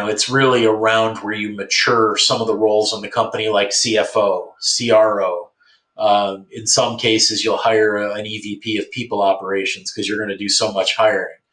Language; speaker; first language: English; native; English